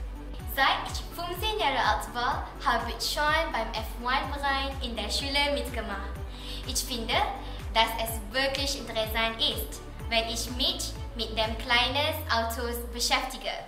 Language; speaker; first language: German; non-native, learner; Malay